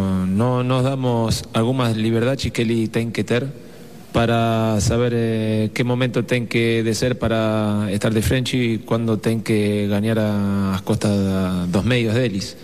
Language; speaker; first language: Portuguese; non-native, fluent; Spanish